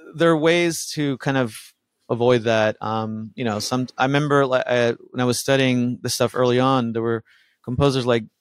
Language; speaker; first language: English; early bilingual, other home language; Spanish